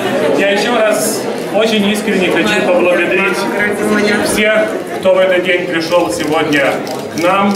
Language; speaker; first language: Russian; non-native, fluent; Lithuanian